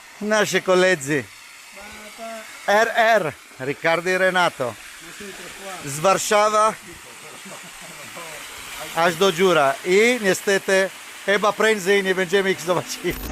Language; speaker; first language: Polish; non-native, learner; Italian